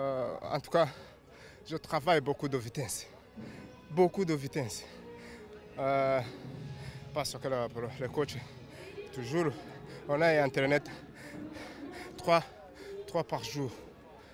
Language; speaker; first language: French; non-native, learner; Kinyarwanda